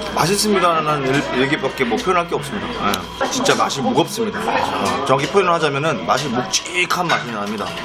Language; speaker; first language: Korean; native; Korean